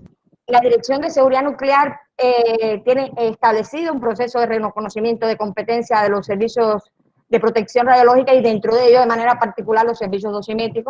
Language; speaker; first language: Spanish; native; Spanish